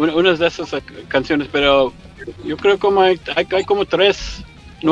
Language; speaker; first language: Spanish; early bilingual, heritage; English